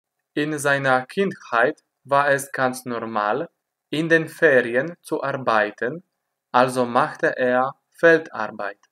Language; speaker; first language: German; non-native, fluent; Polish